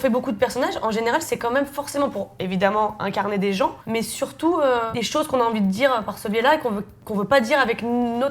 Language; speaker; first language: French; native; French